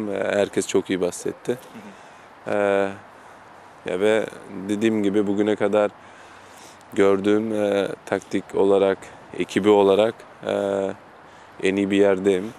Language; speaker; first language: Turkish; early bilingual, heritage; German